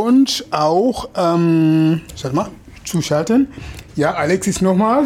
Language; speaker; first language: German; non-native, fluent; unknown